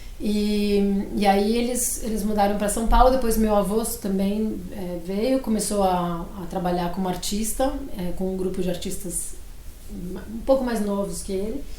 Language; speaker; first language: Portuguese; early bilingual, other home language; Spanish